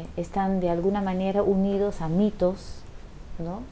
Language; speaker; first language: Spanish; non-native, fluent; Dutch